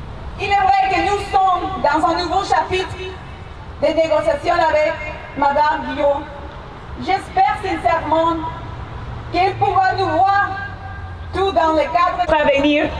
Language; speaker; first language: French; non-native, fluent; Spanish